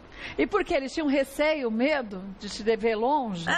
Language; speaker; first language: Portuguese; native; Portuguese